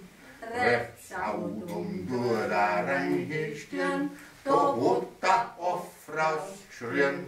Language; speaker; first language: German; native; German